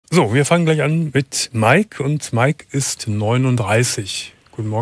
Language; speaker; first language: German; native; German